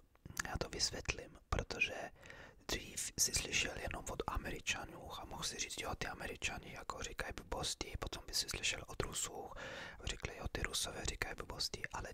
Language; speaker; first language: Czech; early bilingual, heritage; English